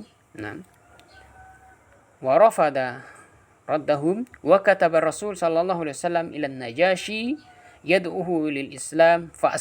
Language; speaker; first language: Arabic; non-native, fluent; Indonesian